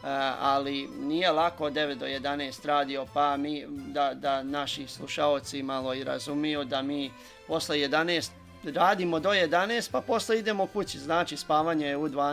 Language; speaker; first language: Serbian; native; Serbian